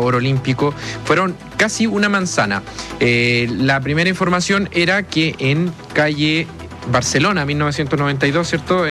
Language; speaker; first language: Spanish; native; Spanish